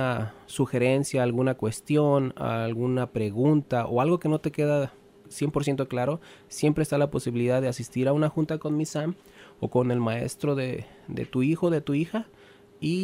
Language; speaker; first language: Spanish; native; Spanish